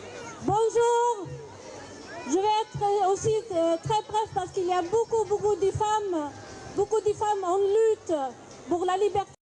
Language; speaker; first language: French; non-native, fluent; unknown